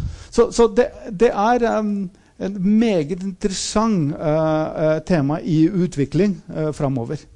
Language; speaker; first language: Norwegian; non-native, fluent; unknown